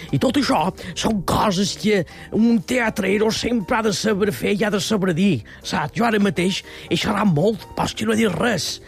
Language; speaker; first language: Catalan; native; Catalan